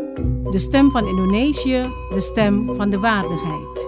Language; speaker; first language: Dutch; non-native, fluent; Indonesian